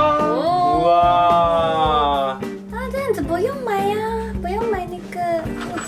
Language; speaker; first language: Chinese; non-native, fluent; Japanese